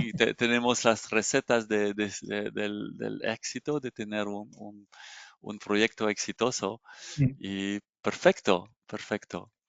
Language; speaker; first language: Spanish; non-native, learner; French